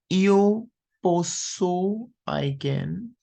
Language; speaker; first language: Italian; non-native, fluent; Hindi